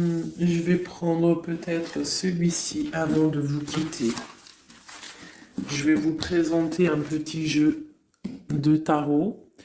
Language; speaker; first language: French; native; French